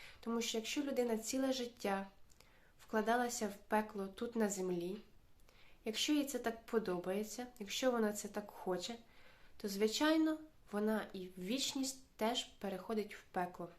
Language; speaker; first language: Ukrainian; native; Ukrainian